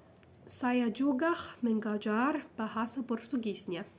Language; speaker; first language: Indonesian; non-native, learner; Portuguese